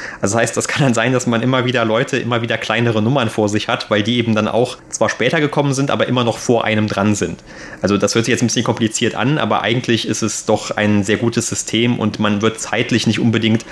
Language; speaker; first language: German; native; German